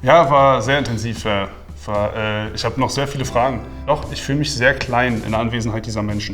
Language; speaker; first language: German; native; German